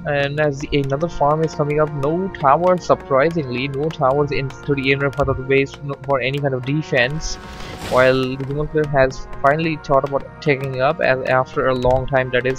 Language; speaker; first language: English; non-native, fluent; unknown